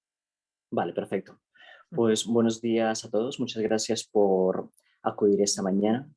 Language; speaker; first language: Spanish; native; Spanish